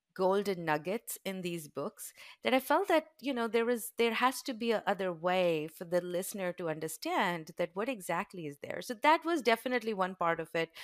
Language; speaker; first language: English; non-native, local second language; Hindi